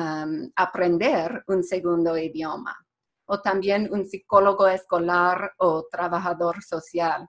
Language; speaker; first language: Spanish; non-native, fluent; English